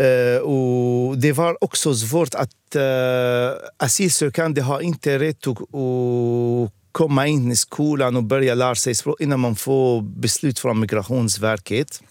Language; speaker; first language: Swedish; non-native, fluent; Arabic